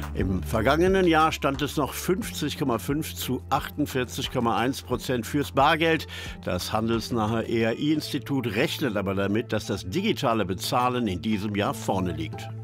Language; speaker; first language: German; native; German